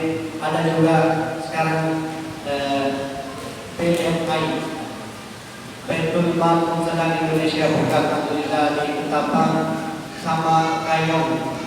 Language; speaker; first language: Indonesian; non-native, learner; Urdu